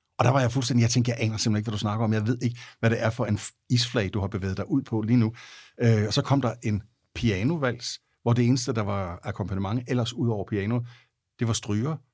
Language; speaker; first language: Danish; native; Danish